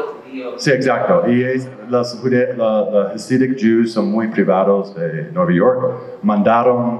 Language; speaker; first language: Spanish; non-native, fluent; English